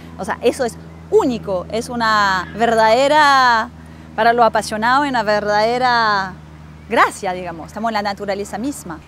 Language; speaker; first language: Spanish; non-native, fluent; French